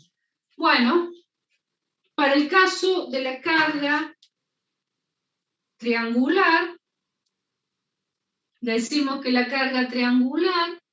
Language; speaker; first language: Spanish; native; Spanish